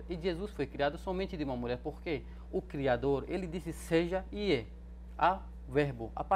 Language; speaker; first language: Portuguese; non-native, fluent; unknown